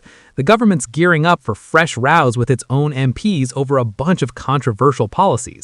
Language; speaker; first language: English; native; English